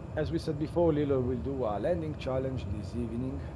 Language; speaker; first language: English; non-native, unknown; Italian